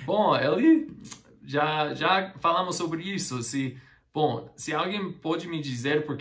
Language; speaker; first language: Portuguese; non-native, fluent; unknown